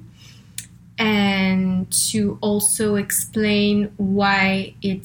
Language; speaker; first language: English; non-native, fluent; French